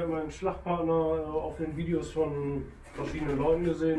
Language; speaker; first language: German; native; German